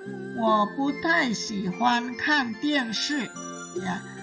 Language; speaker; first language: Chinese; non-native, fluent; Indonesian